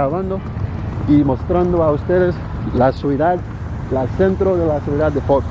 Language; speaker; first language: Spanish; non-native, learner; Haitian Creole